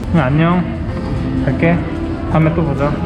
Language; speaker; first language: Korean; native; Korean